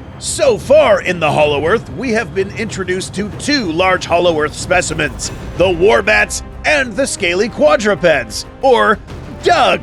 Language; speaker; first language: English; native; English